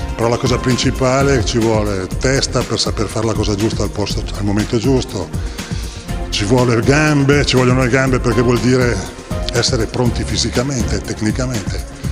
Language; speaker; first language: Italian; native; Italian